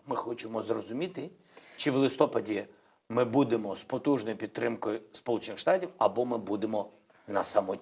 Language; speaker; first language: Ukrainian; non-native, local second language; Russian